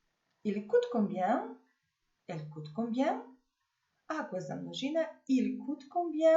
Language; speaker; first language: French; non-native, fluent; Macedonian